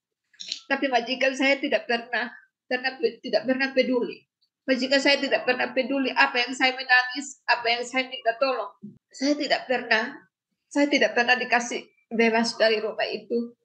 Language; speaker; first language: Indonesian; non-native, local second language; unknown